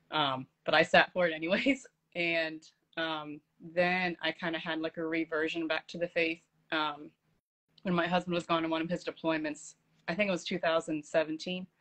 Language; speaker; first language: English; native; English